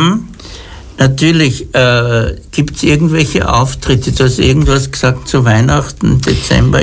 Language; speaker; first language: German; native; German